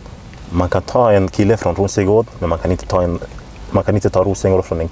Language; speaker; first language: Swedish; native; Swedish